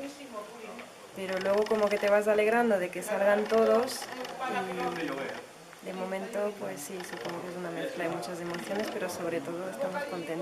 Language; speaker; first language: Spanish; early bilingual, heritage; French